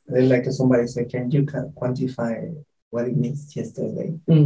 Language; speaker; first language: English; non-native, fluent; Spanish